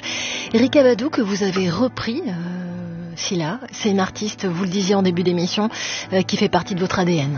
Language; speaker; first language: French; native; French